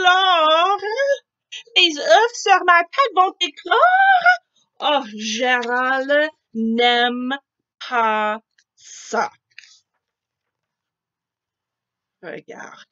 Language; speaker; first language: French; non-native, fluent; English